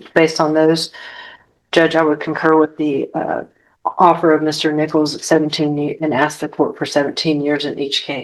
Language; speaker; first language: English; native; English